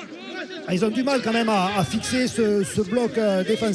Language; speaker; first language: French; native; French